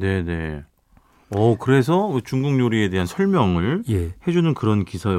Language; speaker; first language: Korean; native; Korean